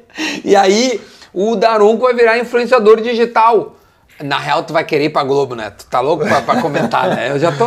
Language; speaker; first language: Portuguese; native; Portuguese